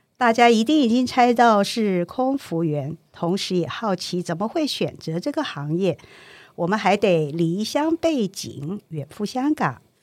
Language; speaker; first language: Chinese; native; Chinese